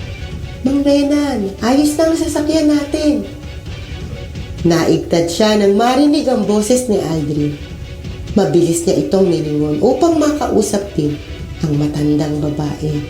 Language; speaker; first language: Filipino; native; Filipino